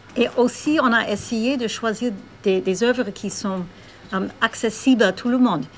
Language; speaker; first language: French; non-native, fluent; English